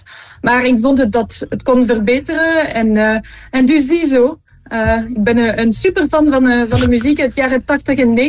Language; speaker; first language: Dutch; non-native, local second language; French